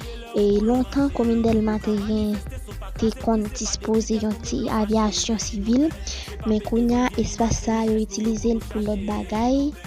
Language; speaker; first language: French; non-native, learner; Haitian Creole